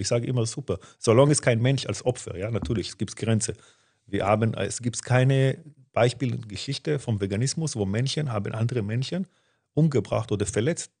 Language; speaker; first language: German; non-native, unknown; Hebrew